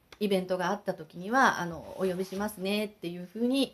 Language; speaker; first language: Japanese; native; Japanese